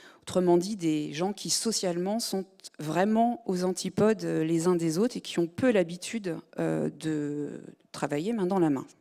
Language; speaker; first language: French; native; French